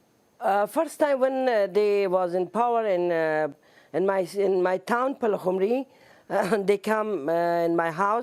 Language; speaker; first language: English; non-native, learner; Persian